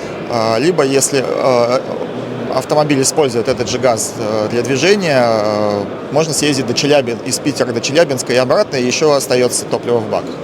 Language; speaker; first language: Russian; native; Russian